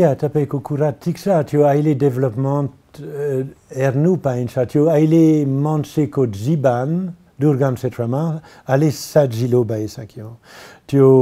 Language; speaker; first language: Nepali; non-native, learner; French